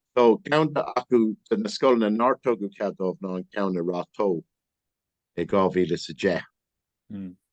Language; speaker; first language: Irish; non-native, local second language; English